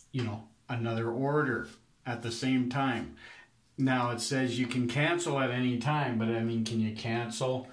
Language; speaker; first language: English; native; English